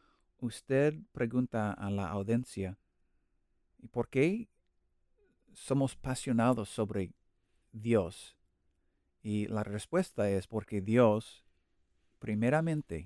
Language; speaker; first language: Spanish; non-native, learner; English